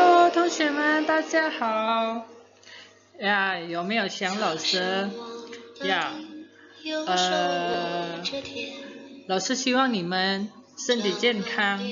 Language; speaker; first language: Chinese; non-native, fluent; Indonesian